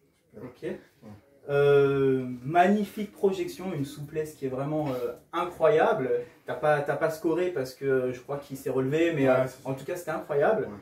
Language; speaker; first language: French; native; French